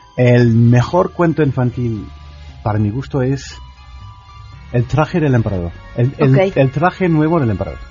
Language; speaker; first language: Spanish; non-native, fluent; English